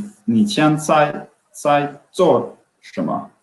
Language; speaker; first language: Chinese; non-native, learner; Swedish